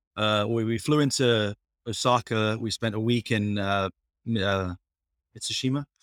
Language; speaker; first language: English; native; English